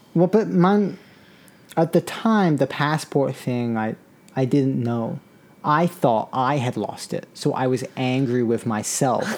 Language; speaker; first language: English; native; English